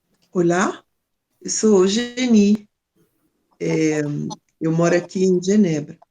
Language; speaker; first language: Portuguese; non-native, learner; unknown